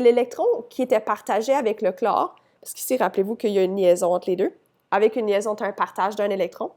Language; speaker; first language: French; native; French